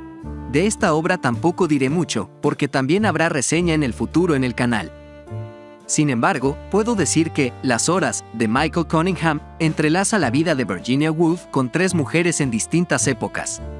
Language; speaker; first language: Spanish; native; Spanish